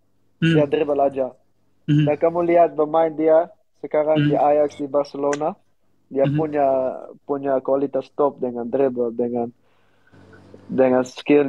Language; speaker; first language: Indonesian; non-native, learner; Dutch